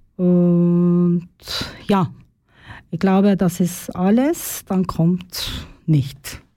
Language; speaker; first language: German; non-native, learner; Turkish